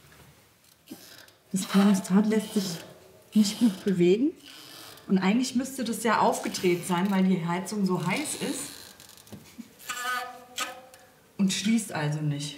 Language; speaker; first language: German; native; German